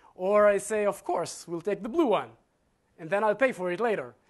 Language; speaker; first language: English; non-native, fluent; Hebrew